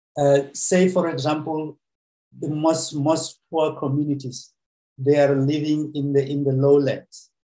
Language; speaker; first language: English; non-native, local second language; Venda